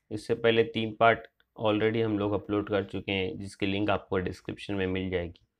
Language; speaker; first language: Urdu; native; Urdu